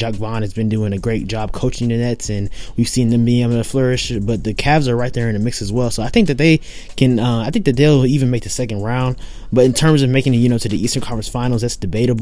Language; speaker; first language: English; native; English